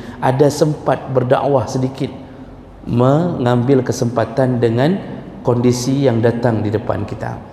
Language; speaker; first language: Malay; non-native, local second language; Achinese